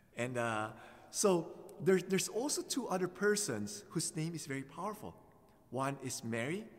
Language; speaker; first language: English; non-native, local second language; Filipino